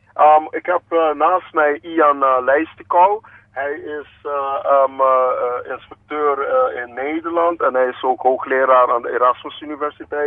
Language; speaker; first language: Dutch; non-native, local second language; Papiamento